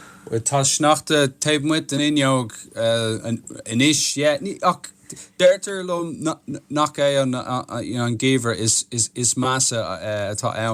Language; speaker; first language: Irish; non-native, local second language; English